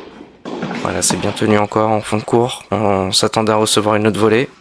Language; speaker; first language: French; native; French